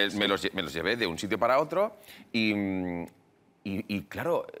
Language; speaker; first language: Spanish; native; Spanish